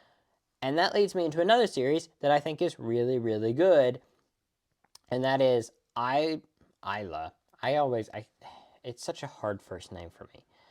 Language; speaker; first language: English; native; English